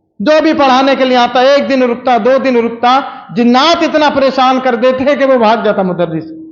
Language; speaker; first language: Urdu; native; Urdu